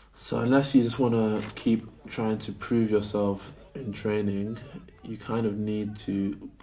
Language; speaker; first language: English; native; English